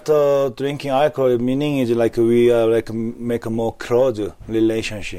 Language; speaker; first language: English; non-native, learner; Korean